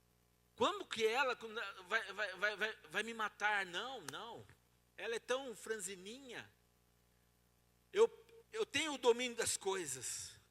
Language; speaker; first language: Portuguese; native; Portuguese